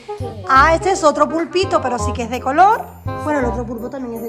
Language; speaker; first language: Spanish; native; Spanish